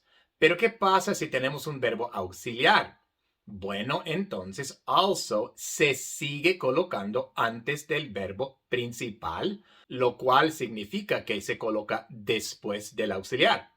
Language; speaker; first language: Spanish; non-native, fluent; English